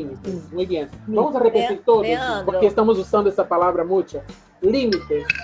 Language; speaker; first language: Spanish; non-native, fluent; Portuguese